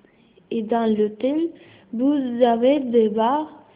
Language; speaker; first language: French; non-native, learner; Spanish